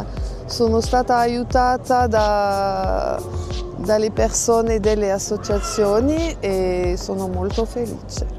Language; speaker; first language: Italian; non-native, fluent; French